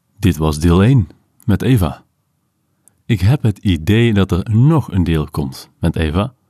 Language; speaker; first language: Dutch; native; Dutch